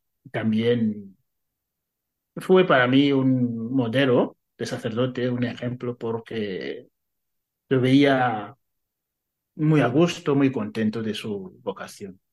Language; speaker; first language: Spanish; non-native, fluent; Kinyarwanda